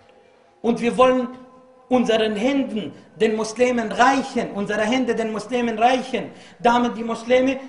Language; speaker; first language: German; non-native, fluent; Arabic